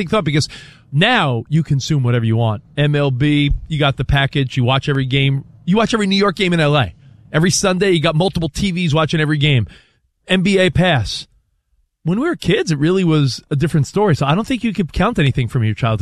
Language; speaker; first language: English; native; English